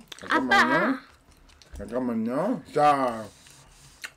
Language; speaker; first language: Korean; native; Korean